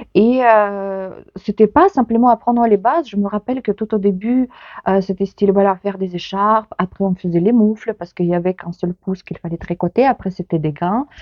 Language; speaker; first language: French; non-native, fluent; Ukrainian